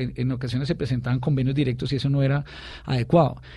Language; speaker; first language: Spanish; native; Spanish